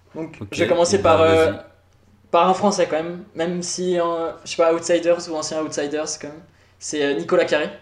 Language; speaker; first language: French; native; French